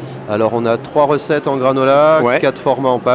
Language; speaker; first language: French; native; French